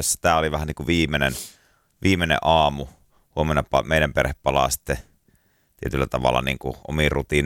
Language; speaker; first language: Finnish; native; Finnish